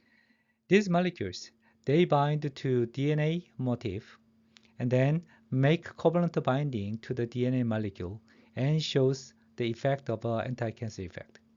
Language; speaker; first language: English; non-native, fluent; Korean